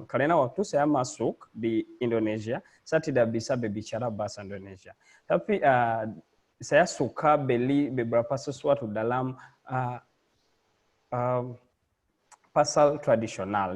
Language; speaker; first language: Indonesian; non-native, learner; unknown